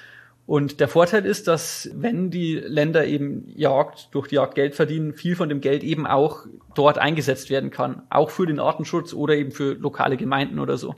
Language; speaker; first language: German; native; German